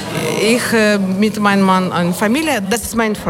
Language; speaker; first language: German; non-native, learner; Ukrainian